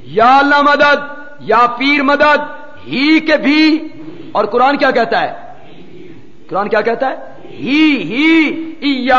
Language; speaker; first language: Urdu; non-native, local second language; Punjabi